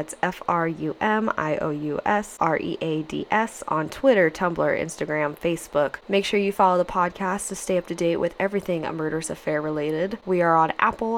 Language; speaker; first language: English; native; English